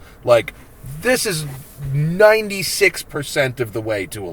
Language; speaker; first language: English; native; English